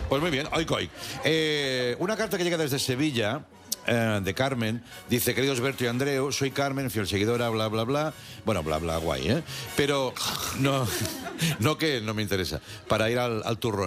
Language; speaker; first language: Spanish; native; Spanish